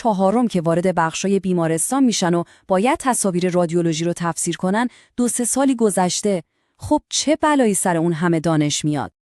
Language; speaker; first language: Persian; native; Persian